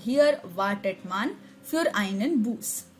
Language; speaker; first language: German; non-native, learner; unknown